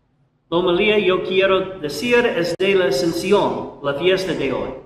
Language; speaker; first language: Spanish; non-native, learner; English